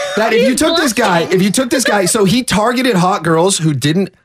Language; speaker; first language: English; native; English